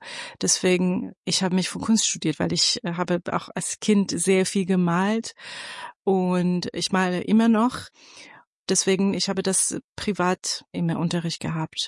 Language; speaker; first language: German; non-native, fluent; Persian